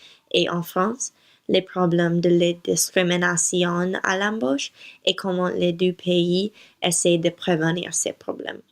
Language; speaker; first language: French; non-native, learner; English